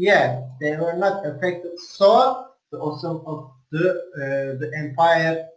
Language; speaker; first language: English; non-native, learner; Turkish